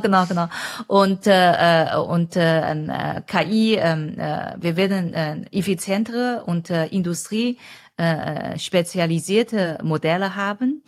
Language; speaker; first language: German; non-native, fluent; Chinese